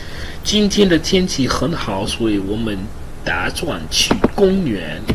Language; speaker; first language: Chinese; non-native, learner; English